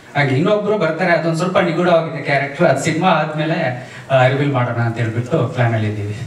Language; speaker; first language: Kannada; native; Kannada